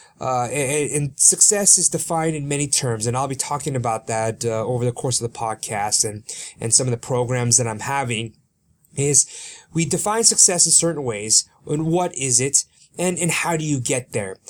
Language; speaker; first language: English; early bilingual, other home language; Korean